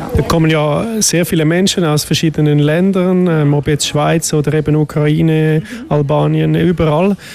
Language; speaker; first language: German; native; German